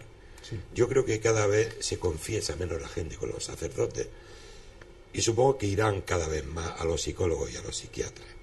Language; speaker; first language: Spanish; native; Spanish